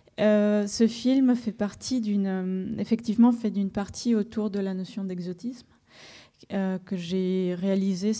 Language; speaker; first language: French; non-native, fluent; Spanish